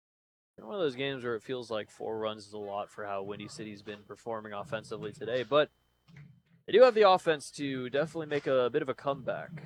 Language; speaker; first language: English; native; English